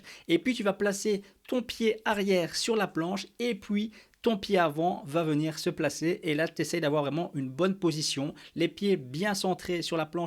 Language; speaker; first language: French; native; French